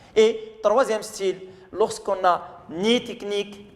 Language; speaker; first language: French; non-native, local second language; Arabic